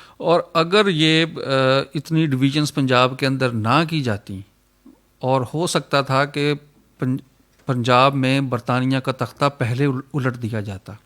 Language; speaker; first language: Urdu; non-native, local second language; Punjabi